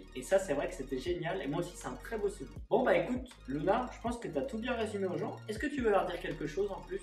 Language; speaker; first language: French; native; French